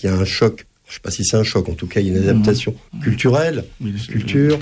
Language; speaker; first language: French; native; French